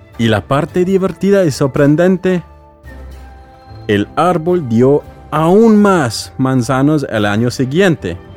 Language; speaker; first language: Spanish; non-native, fluent; English